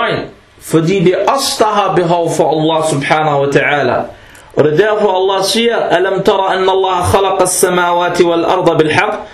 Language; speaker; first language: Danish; early bilingual, other home language; Arabic